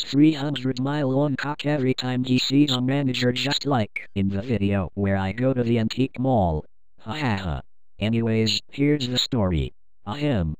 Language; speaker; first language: English; native; English